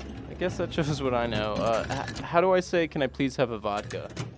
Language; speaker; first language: English; native; English